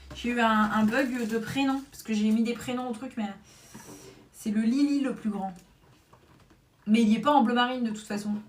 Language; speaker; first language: French; native; French